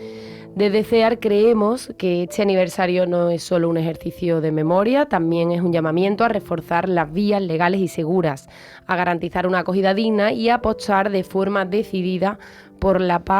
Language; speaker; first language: Spanish; native; Spanish